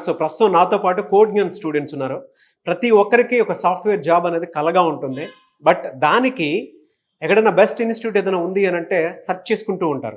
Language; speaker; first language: Telugu; native; Telugu